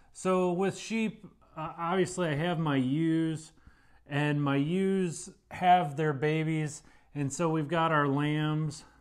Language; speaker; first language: English; native; English